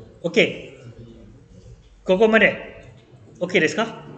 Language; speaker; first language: Japanese; non-native, fluent; Malay